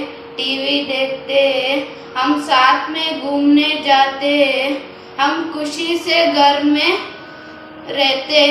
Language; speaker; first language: Hindi; non-native, local second language; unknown